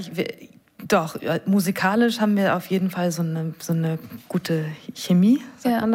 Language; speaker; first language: German; non-native, fluent; English